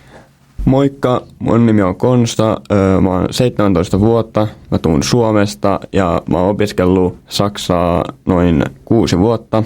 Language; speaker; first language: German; non-native, fluent; Finnish